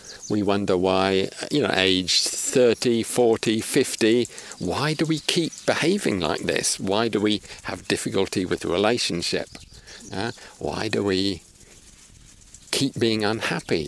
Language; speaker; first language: English; native; English